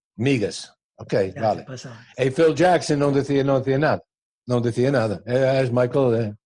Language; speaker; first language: Spanish; non-native, fluent; English